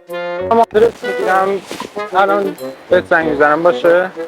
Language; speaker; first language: Persian; native; Persian